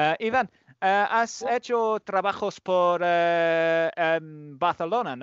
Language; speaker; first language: Spanish; non-native, fluent; English